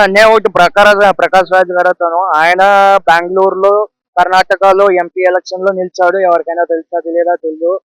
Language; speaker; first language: Telugu; native; Telugu